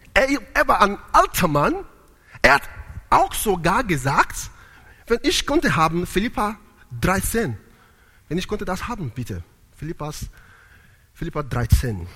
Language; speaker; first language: German; non-native, learner; Italian